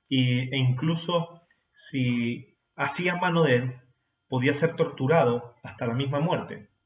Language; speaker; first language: Spanish; native; Spanish